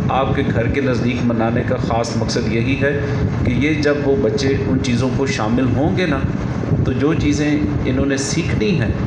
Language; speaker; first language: Urdu; non-native, local second language; Punjabi